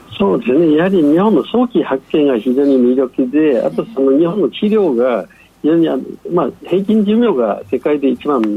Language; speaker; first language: Japanese; non-native, fluent; Chinese